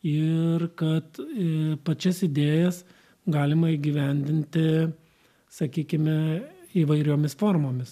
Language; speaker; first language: Lithuanian; native; Lithuanian